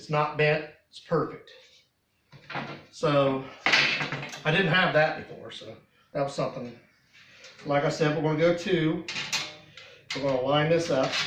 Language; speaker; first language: English; native; English